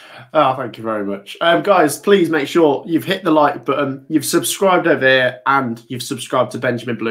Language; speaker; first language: English; native; English